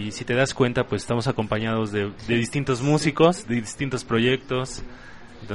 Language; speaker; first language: Spanish; native; Spanish